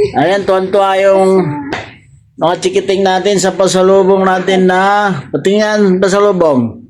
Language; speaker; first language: Filipino; native; Filipino